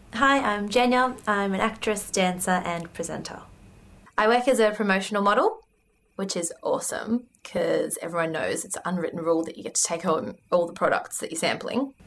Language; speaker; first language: English; early bilingual, other home language; Russian